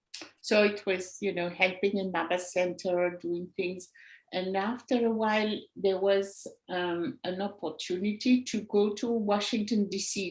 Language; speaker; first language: English; non-native, fluent; French